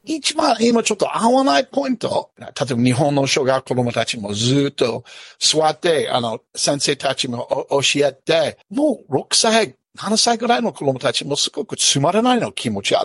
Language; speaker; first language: Japanese; non-native, learner; English